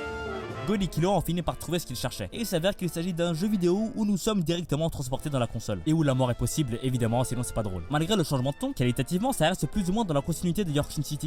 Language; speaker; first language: French; native; French